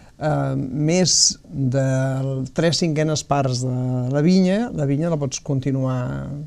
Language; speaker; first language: Catalan; native; Catalan